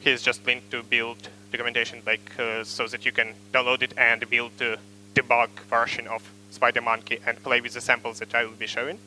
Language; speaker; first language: English; non-native, fluent; Ukrainian